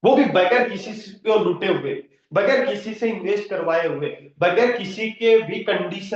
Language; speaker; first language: Hindi; native; Hindi